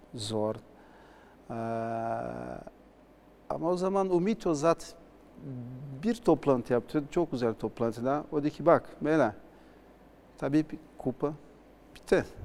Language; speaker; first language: Turkish; non-native, learner; Portuguese